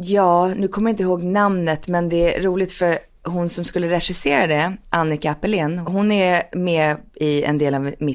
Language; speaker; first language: Swedish; early bilingual, heritage; Swedish